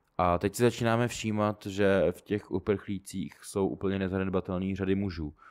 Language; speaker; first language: Czech; native; Czech